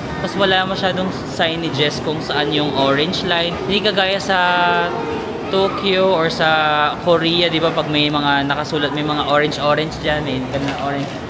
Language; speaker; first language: Filipino; non-native, local second language; Waray